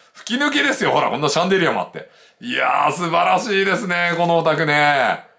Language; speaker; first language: Japanese; native; Japanese